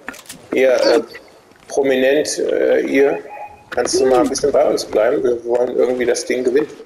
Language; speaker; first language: German; native; German